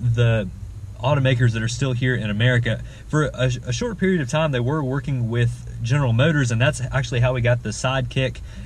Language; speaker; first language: English; native; English